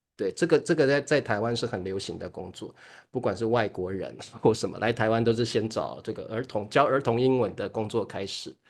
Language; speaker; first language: Chinese; native; Chinese